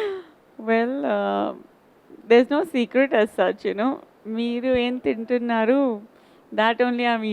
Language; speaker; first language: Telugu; non-native, fluent; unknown